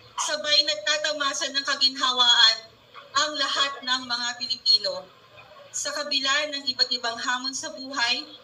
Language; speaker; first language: Filipino; non-native, local second language; Cebuano